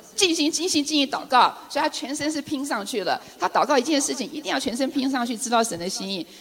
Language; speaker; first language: Chinese; native; Chinese